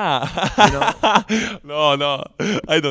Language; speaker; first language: English; non-native, learner; Italian